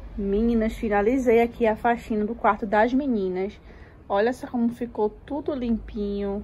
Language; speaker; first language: Portuguese; native; Portuguese